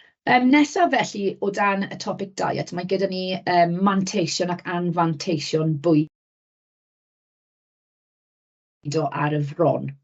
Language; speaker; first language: Welsh; native; Welsh